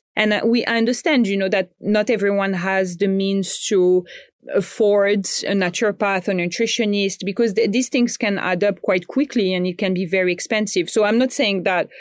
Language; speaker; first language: English; non-native, fluent; French